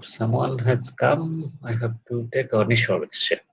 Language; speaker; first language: English; non-native, local second language; Bangla